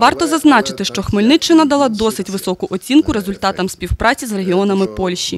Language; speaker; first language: Ukrainian; native; Ukrainian